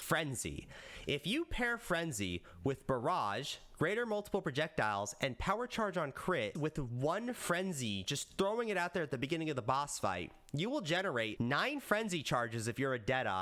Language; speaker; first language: English; native; English